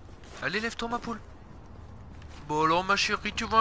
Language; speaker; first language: French; native; French